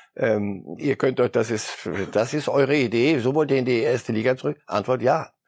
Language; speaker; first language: German; early bilingual, other home language; Polish